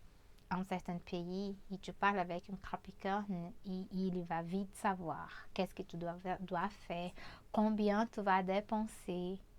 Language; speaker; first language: French; non-native, fluent; Portuguese